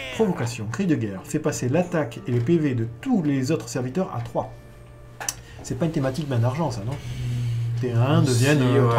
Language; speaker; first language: French; native; French